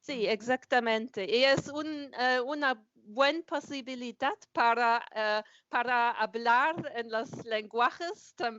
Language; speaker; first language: Spanish; non-native, learner; German